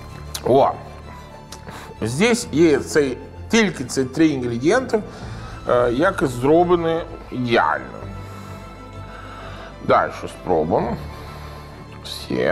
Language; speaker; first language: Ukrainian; non-native, learner; Italian